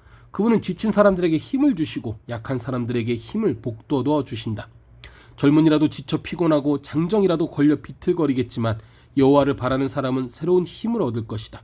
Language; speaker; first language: Korean; native; Korean